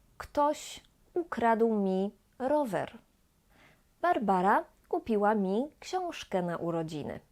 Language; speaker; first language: Polish; native; Polish